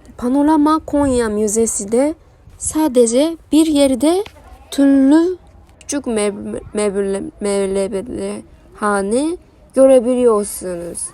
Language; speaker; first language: Turkish; non-native, learner; Japanese